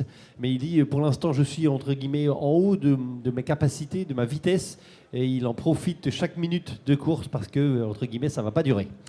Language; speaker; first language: French; native; French